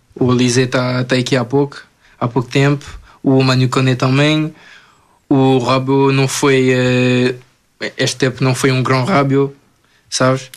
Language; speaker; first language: Portuguese; non-native, fluent; French